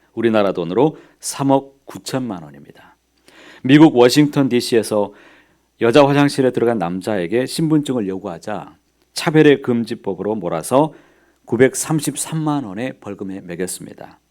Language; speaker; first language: Korean; native; Korean